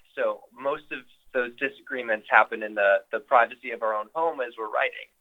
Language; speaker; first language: English; native; English